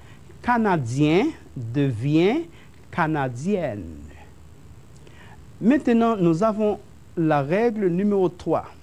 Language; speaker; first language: French; non-native, fluent; Spanish